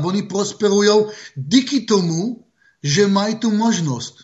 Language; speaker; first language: Czech; non-native, fluent; Hebrew